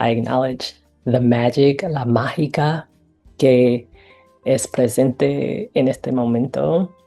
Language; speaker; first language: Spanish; non-native, learner; English